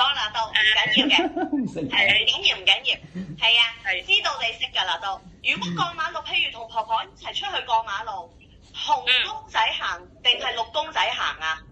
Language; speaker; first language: Cantonese; native; Cantonese